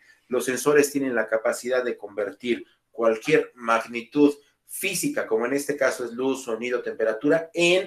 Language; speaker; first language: Spanish; native; Spanish